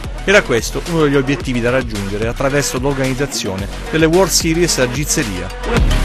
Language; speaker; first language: Italian; native; Italian